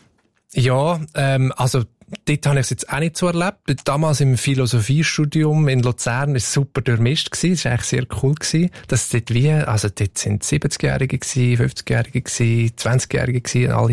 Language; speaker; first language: German; native; German